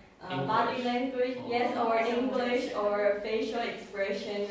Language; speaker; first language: English; non-native, learner; Chinese